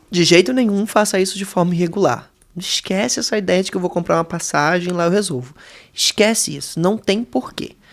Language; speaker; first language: Portuguese; native; Portuguese